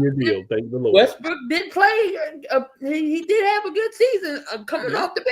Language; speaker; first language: English; native; English